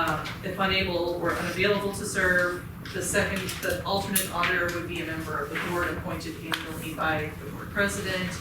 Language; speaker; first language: English; native; English